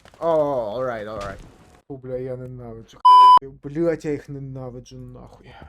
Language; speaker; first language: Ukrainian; native; Ukrainian